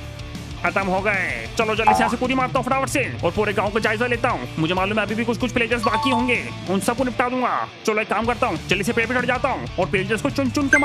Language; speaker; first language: Hindi; native; Hindi